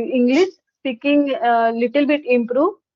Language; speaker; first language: English; non-native, learner; Hindi